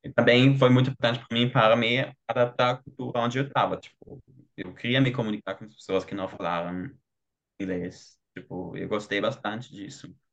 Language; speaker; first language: Portuguese; non-native, fluent; German